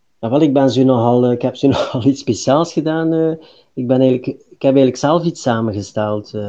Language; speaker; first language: Dutch; native; Dutch